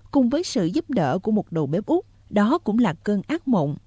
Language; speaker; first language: Vietnamese; native; Vietnamese